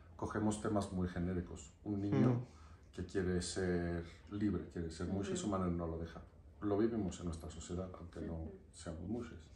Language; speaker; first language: Spanish; native; Spanish